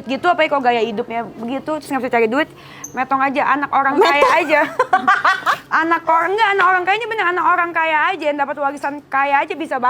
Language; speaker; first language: Indonesian; native; Indonesian